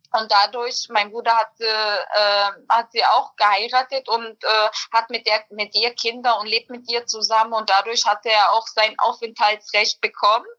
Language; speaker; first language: German; early bilingual, other home language; Bosnian